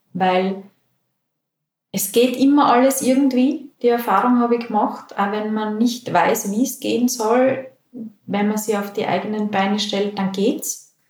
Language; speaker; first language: German; native; German